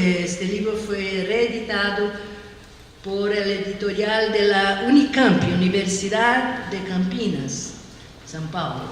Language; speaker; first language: Spanish; non-native, learner; Portuguese